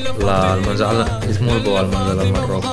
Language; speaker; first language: Catalan; non-native, learner; Arabic